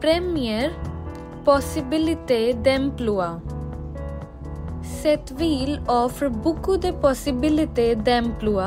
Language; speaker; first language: French; non-native, learner; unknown